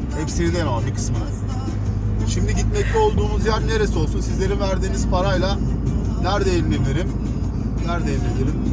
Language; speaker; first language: Turkish; native; Turkish